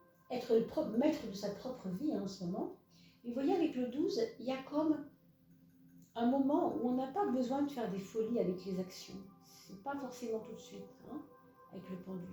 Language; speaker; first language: French; native; French